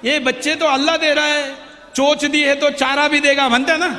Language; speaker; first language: Hindi; non-native, local second language; Marathi